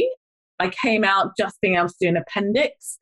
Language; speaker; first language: English; native; English